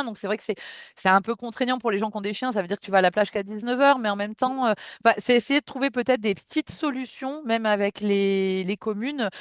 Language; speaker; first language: French; native; French